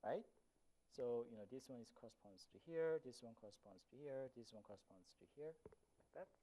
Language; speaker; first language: English; non-native, fluent; Korean